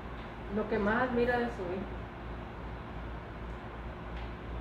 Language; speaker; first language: Spanish; native; Spanish